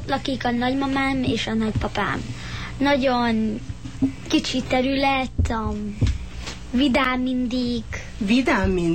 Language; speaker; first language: Hungarian; early bilingual, heritage; Hungarian